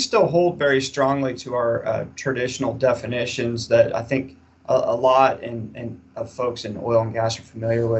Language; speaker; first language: English; native; English